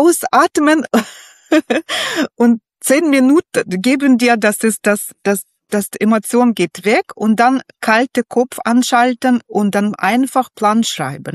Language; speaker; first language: German; non-native, learner; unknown